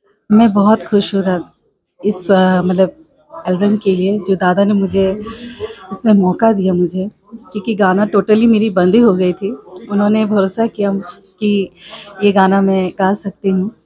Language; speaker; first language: Hindi; non-native, local second language; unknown